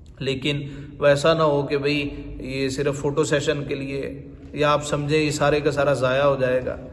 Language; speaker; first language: Urdu; non-native, local second language; Punjabi